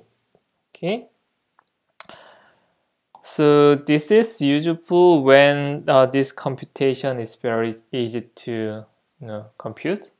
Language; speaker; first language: English; non-native, fluent; Korean